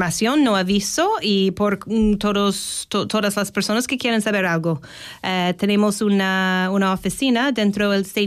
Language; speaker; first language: Spanish; non-native, fluent; English